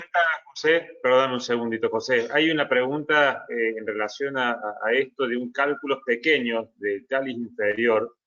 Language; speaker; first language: Spanish; native; Spanish